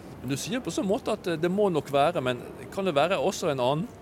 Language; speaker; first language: Norwegian; native; Norwegian